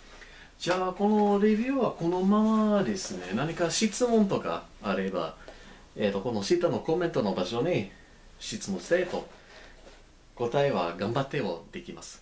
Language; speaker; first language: Japanese; non-native, learner; English